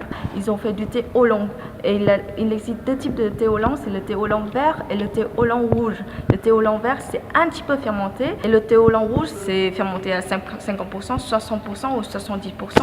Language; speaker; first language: French; non-native, fluent; Vietnamese